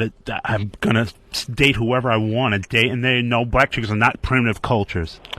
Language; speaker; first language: English; native; English